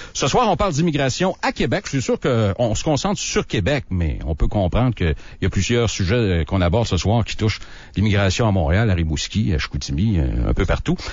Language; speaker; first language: French; native; French